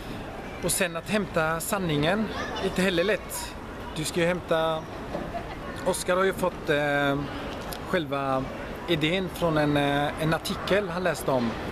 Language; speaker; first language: Swedish; early bilingual, other home language; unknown